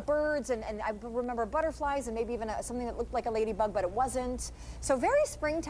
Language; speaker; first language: English; native; English